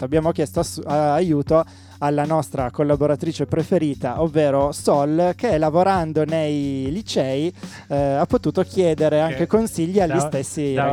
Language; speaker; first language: Italian; native; Italian